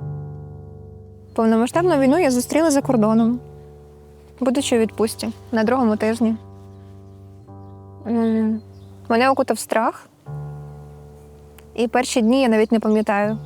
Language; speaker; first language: Ukrainian; native; Ukrainian